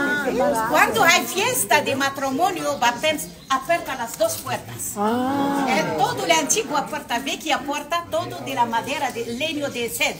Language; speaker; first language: Spanish; non-native, learner; Arabic